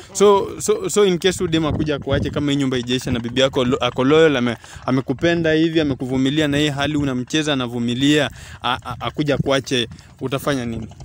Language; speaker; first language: Swahili; native; Swahili